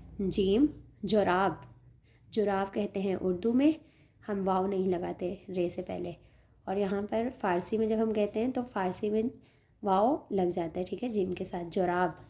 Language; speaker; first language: Urdu; native; Urdu